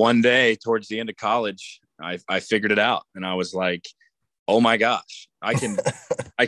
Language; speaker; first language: English; native; English